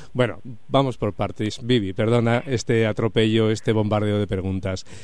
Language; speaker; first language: Spanish; native; Spanish